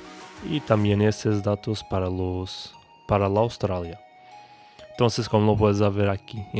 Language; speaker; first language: Spanish; non-native, learner; Portuguese